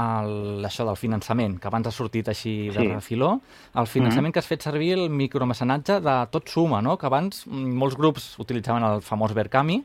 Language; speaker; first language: Catalan; native; Catalan